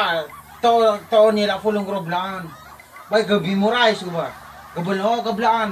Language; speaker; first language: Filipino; non-native, local second language; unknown